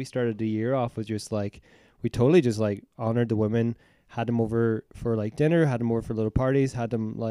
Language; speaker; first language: English; native; English